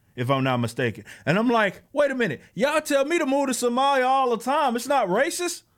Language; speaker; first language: English; native; English